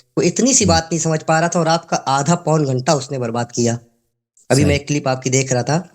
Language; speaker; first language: Urdu; native; Urdu